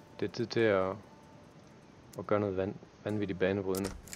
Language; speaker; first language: Danish; native; Danish